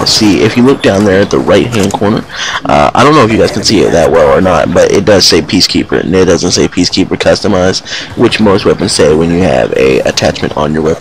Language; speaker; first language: English; native; English